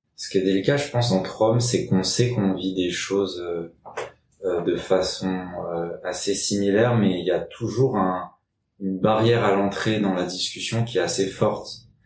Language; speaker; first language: French; native; French